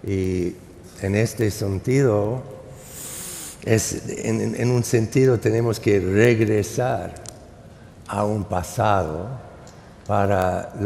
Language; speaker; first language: Spanish; non-native, fluent; English